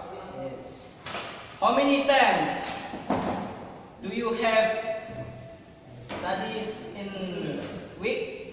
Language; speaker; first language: English; non-native, learner; Indonesian